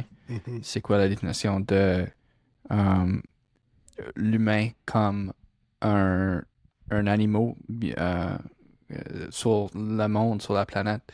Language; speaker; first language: French; non-native, local second language; English